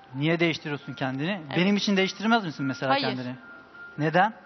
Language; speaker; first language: Turkish; native; Turkish